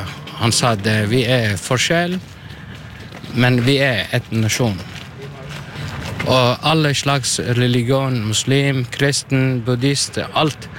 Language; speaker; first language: Norwegian; non-native, learner; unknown